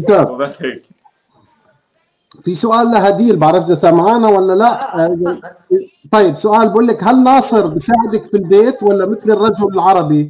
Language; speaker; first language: Arabic; native; Arabic